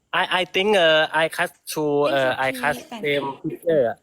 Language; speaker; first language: English; non-native, learner; Thai